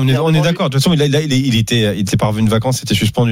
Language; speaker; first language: French; native; French